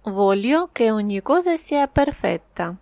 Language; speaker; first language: Italian; non-native, fluent; Ukrainian